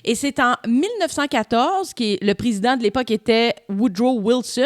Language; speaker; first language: French; native; French